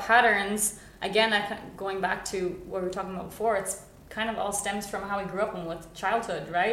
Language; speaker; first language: English; native; English